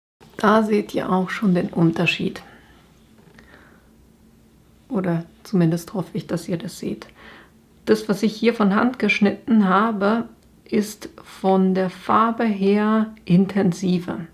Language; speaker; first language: German; native; German